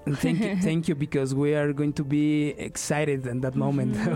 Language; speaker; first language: English; non-native, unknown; Spanish